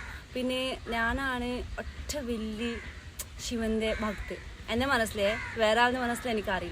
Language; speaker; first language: Malayalam; non-native, local second language; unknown